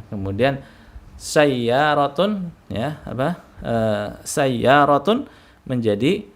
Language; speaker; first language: Indonesian; native; Indonesian